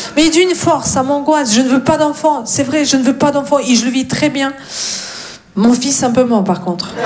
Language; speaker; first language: French; non-native, fluent; Russian